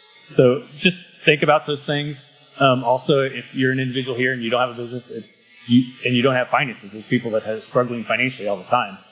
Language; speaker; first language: English; native; English